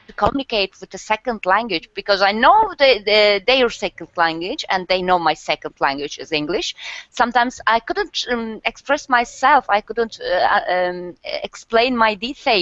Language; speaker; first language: English; non-native, learner; Turkish